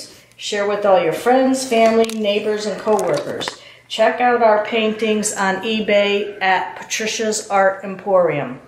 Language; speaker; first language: English; native; English